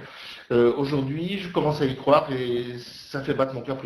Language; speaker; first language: French; native; French